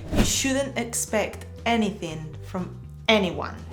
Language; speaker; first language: English; non-native, fluent; Spanish